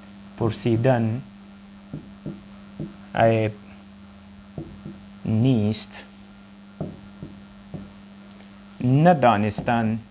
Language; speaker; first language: Persian; non-native, fluent; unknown